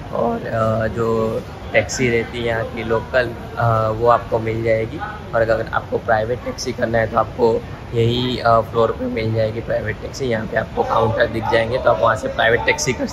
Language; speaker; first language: Hindi; non-native, local second language; Gujarati